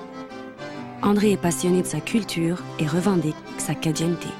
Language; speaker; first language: French; native; French